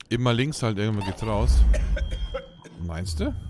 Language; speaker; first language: German; native; German